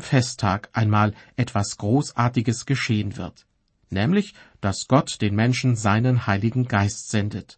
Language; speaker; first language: German; native; German